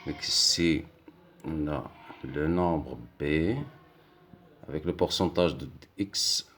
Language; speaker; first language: French; non-native, local second language; Arabic